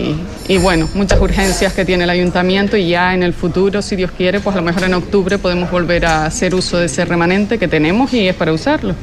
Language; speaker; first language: Spanish; native; Spanish